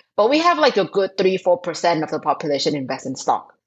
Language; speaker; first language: English; non-native, fluent; Thai